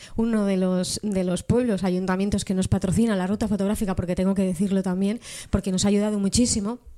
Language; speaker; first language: Spanish; native; Spanish